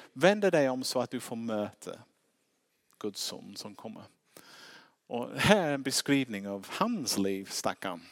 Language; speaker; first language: Swedish; non-native, fluent; English